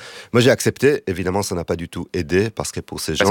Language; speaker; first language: French; non-native, fluent; Hebrew